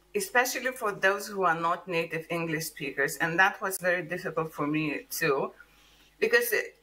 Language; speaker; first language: English; non-native, fluent; Lithuanian